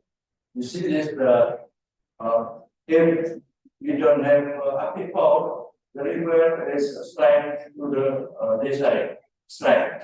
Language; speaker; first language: English; non-native, learner; Indonesian